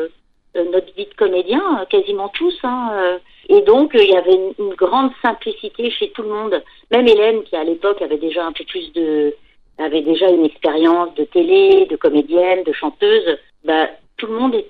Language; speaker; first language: French; native; French